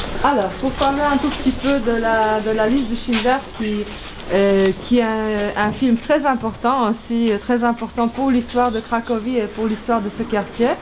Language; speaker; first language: French; non-native, fluent; Polish